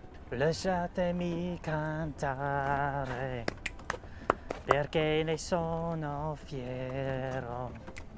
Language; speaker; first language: Italian; non-native, learner; English